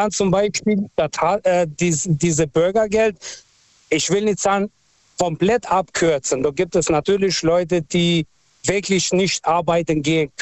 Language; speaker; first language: German; non-native, fluent; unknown